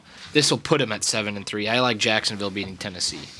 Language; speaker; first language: English; native; English